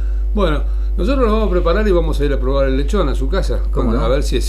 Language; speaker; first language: Spanish; native; Spanish